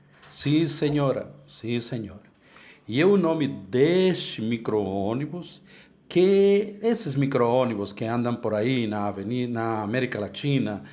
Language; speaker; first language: Portuguese; non-native, fluent; Spanish